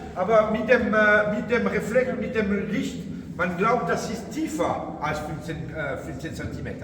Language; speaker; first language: German; non-native, learner; French